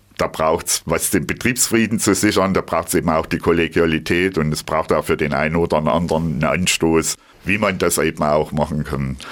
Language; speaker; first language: German; native; German